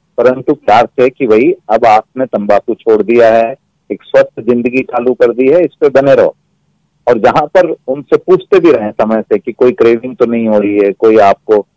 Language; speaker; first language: Hindi; native; Hindi